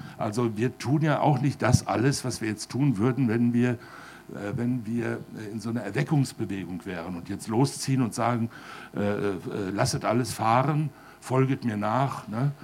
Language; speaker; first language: German; native; German